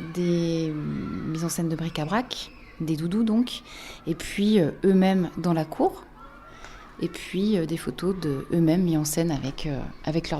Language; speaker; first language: French; native; French